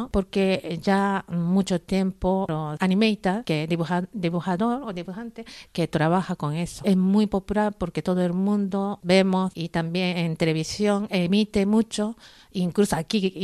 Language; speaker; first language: Spanish; non-native, learner; Japanese